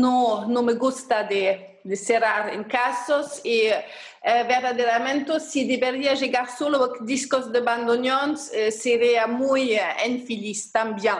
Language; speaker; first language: Spanish; non-native, fluent; German